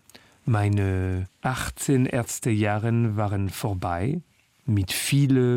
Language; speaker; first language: German; non-native, learner; French